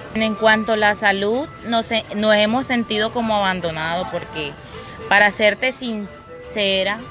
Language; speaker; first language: Spanish; non-native, local second language; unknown